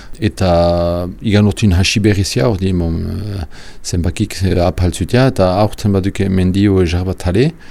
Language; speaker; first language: Basque; native; Basque